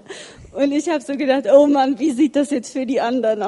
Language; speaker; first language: German; early bilingual, other home language; Russian